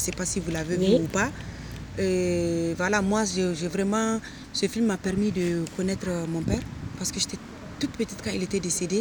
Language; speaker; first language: French; non-native, local second language; Hausa